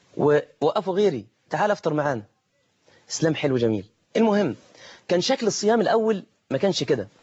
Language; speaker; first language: Arabic; native; Arabic